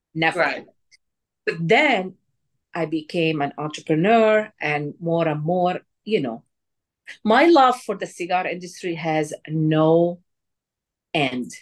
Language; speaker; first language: English; non-native, fluent; Arabic